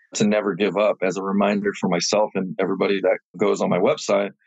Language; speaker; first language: English; native; English